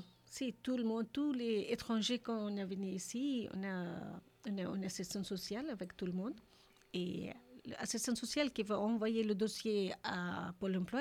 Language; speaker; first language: French; non-native, learner; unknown